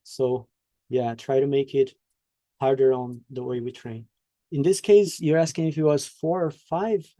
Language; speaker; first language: English; non-native, fluent; Portuguese